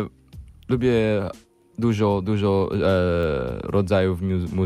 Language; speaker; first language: Polish; non-native, learner; English